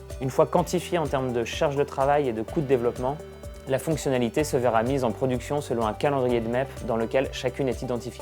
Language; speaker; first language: French; native; French